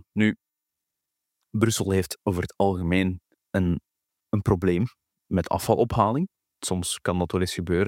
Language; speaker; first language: Dutch; native; Dutch